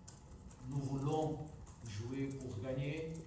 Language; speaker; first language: French; non-native, fluent; Portuguese